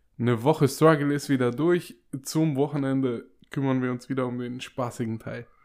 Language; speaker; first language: German; native; German